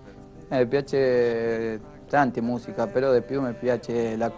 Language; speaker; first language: Italian; non-native, fluent; Spanish